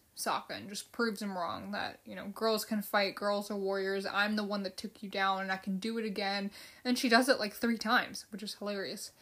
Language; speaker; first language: English; early bilingual, other home language; Filipino